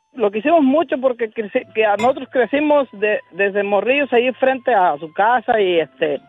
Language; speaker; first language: Spanish; native; Spanish